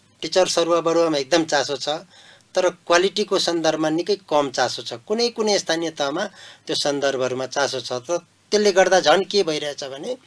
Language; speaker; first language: Nepali; non-native, local second language; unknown